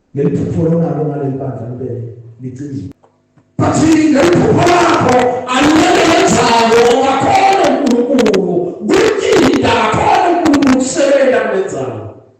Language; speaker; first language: Zulu; non-native, local second language; Swati